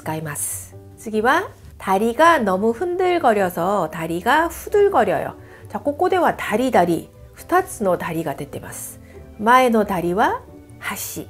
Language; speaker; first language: Japanese; non-native, fluent; Korean